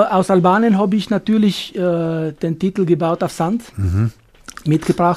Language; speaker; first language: German; non-native, fluent; Albanian